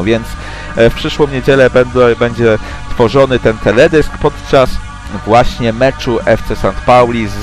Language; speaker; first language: Polish; native; Polish